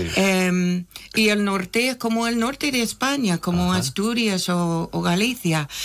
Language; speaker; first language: Spanish; non-native, fluent; English